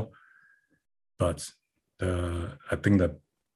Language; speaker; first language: English; non-native, local second language; Chinese